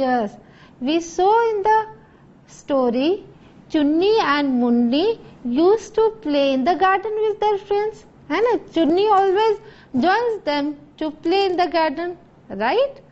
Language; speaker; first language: English; non-native, local second language; Gujarati